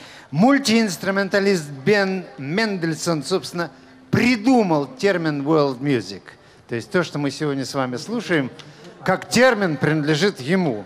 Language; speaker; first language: Russian; native; Russian